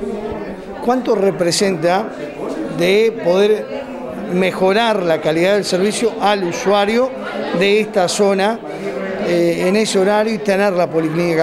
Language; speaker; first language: Spanish; native; Spanish